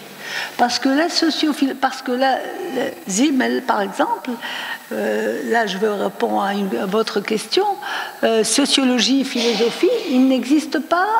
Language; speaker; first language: French; non-native, local second language; Arabic